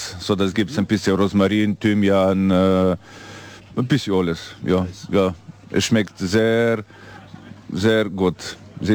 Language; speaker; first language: German; non-native, fluent; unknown